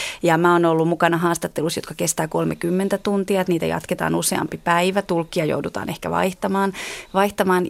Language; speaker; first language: Finnish; native; Finnish